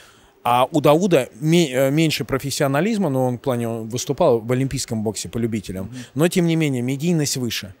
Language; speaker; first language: Russian; native; Russian